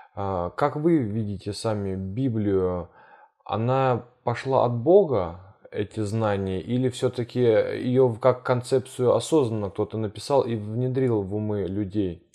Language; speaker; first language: Russian; early bilingual, heritage; Russian